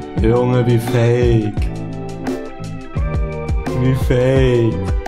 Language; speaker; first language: German; native; German